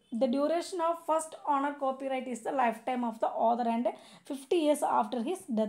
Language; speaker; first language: English; non-native, local second language; Malayalam